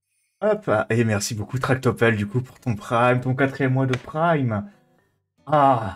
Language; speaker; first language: French; native; French